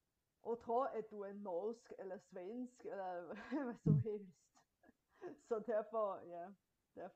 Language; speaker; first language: Danish; non-native, fluent; Bulgarian